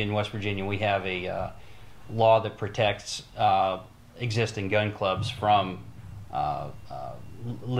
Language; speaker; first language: English; native; English